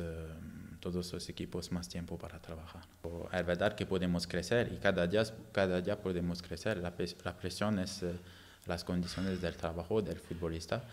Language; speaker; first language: Spanish; non-native, fluent; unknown